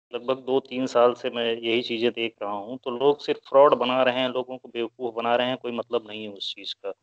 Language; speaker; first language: Hindi; native; Hindi